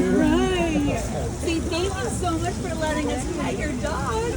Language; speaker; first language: English; native; English